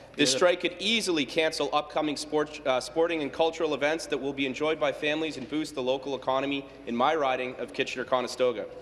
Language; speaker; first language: English; native; English